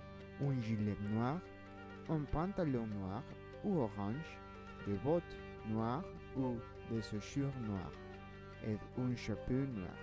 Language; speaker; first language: French; non-native, learner; Spanish